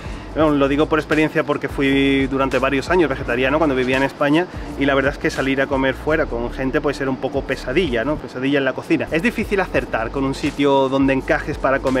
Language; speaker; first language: Spanish; native; Spanish